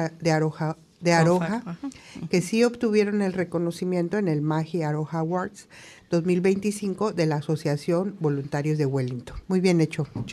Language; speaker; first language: Spanish; native; Spanish